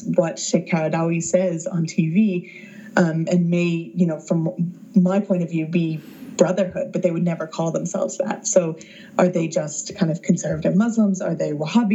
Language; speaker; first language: English; native; English